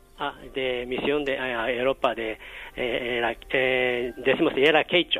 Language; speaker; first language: Spanish; non-native, learner; Japanese